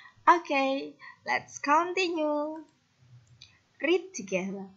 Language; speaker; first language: English; non-native, fluent; Indonesian